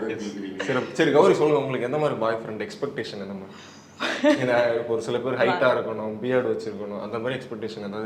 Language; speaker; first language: Tamil; native; Tamil